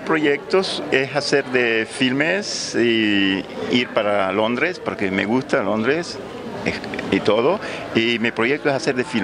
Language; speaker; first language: Spanish; non-native, learner; Italian